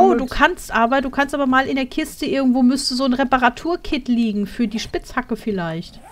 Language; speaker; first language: German; native; German